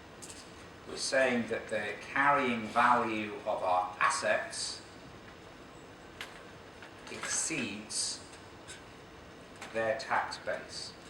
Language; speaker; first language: English; native; English